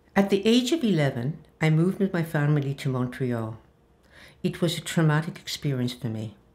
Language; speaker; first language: English; early bilingual, other home language; Hebrew